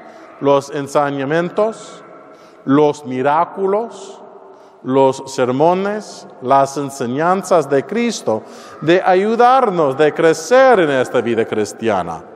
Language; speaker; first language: Spanish; non-native, learner; English